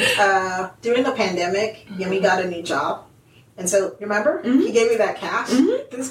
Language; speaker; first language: English; non-native, local second language; Yoruba